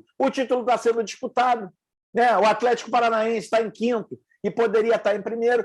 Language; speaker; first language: Portuguese; native; Portuguese